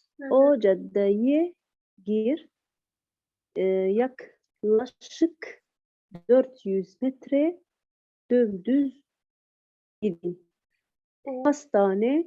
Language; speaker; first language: Turkish; non-native, learner; Arabic